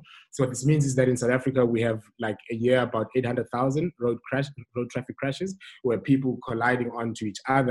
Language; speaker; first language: English; non-native, local second language; Xhosa